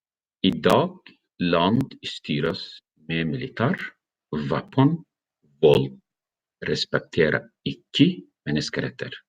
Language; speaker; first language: Norwegian; non-native, learner; Arabic